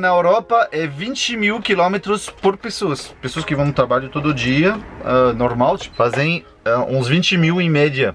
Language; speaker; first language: Portuguese; non-native, fluent; French